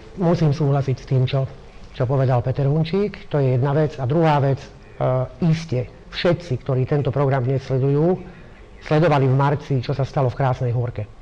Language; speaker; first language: Slovak; non-native, local second language; Hungarian